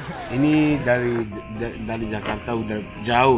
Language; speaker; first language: Indonesian; non-native, learner; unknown